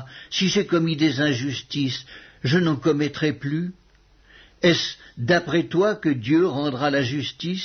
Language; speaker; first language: French; native; French